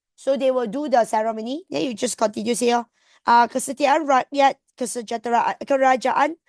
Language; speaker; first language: English; non-native, local second language; Malay